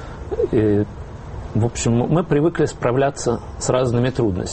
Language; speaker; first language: Russian; native; Russian